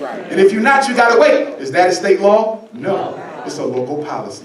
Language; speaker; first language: English; native; English